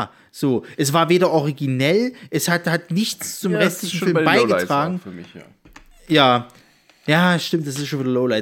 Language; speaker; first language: German; native; German